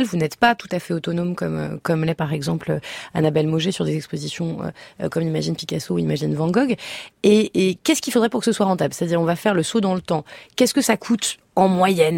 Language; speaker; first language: French; native; French